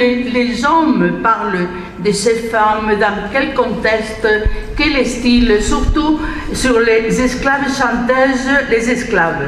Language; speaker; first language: French; non-native, fluent; Spanish